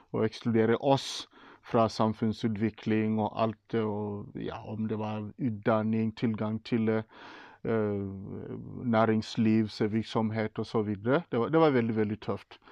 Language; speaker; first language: Norwegian; non-native, fluent; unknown